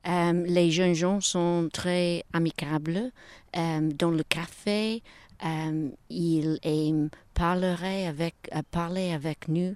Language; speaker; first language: French; non-native, learner; English